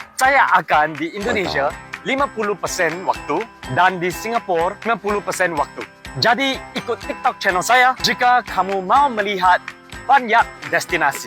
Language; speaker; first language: Indonesian; non-native, learner; English